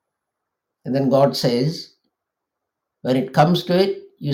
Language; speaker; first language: English; non-native, local second language; Urdu